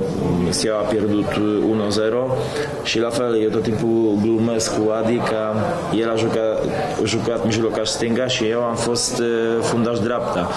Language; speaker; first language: Romanian; non-native, fluent; Polish